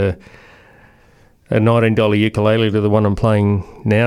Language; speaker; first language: English; native; English